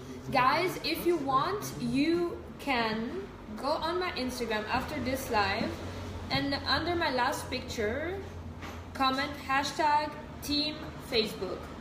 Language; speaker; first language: English; non-native, fluent; Russian